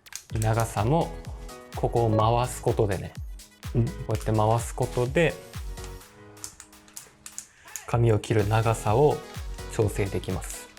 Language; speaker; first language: Japanese; native; Japanese